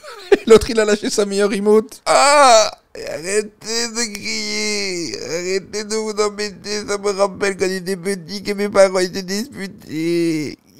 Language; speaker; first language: French; native; French